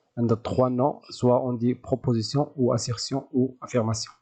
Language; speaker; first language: French; non-native, local second language; Arabic